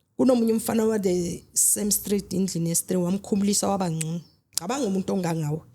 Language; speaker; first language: Zulu; native; Zulu